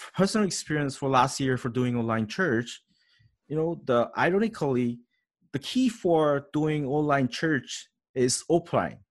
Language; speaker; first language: English; non-native, learner; Korean